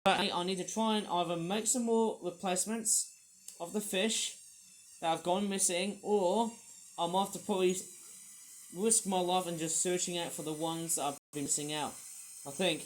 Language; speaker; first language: English; native; English